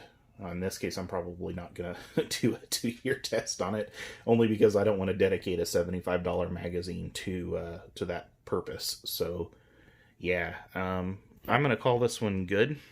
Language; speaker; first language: English; native; English